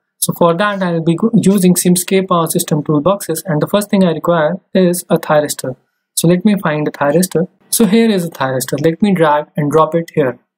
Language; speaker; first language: English; non-native, local second language; Hindi